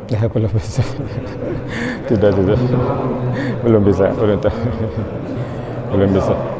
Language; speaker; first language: Indonesian; non-native, fluent; Arabic